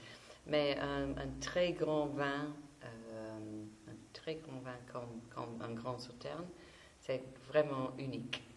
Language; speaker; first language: French; non-native, fluent; English